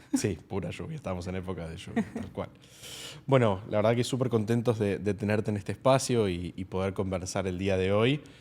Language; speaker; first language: Spanish; native; Spanish